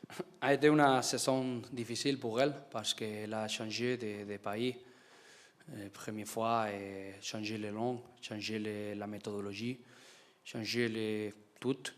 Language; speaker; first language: French; non-native, learner; Spanish